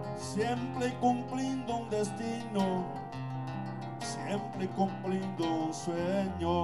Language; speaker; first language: Spanish; non-native, fluent; Portuguese